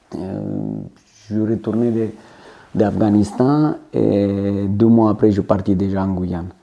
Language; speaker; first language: French; non-native, fluent; Romanian